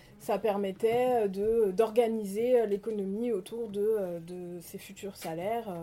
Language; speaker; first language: French; native; French